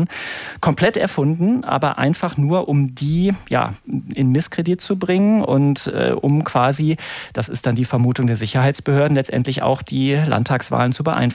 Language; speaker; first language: German; native; German